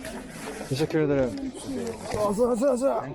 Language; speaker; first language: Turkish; non-native, learner; Korean